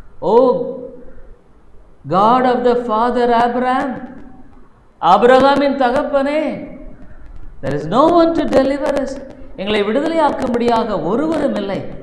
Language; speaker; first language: English; non-native, local second language; Tamil